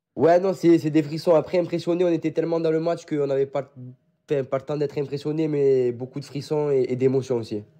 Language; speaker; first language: French; native; French